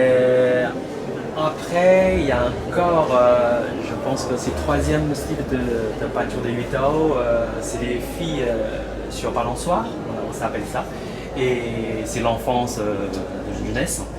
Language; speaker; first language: French; non-native, learner; Chinese